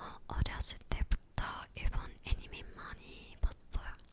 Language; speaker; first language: Korean; non-native, learner; English